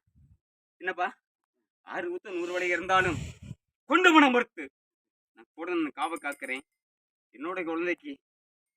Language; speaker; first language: Tamil; native; Tamil